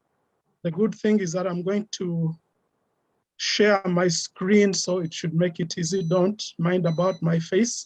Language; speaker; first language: English; non-native, local second language; Ganda